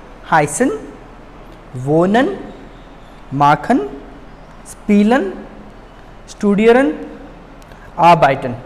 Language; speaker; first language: German; non-native, learner; Hindi